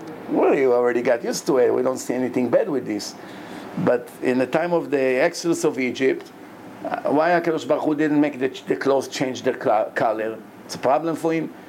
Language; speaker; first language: English; non-native, fluent; Hebrew